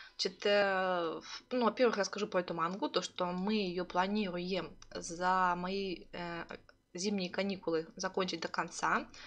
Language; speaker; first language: Russian; early bilingual, heritage; Russian